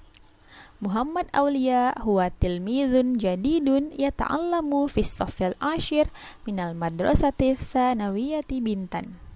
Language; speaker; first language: Arabic; non-native, fluent; Indonesian